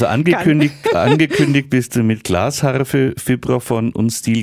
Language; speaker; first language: German; native; German